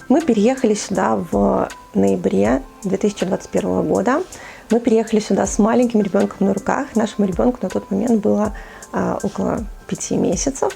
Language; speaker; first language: Russian; native; Russian